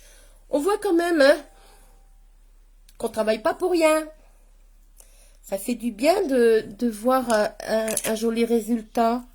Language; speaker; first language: French; native; French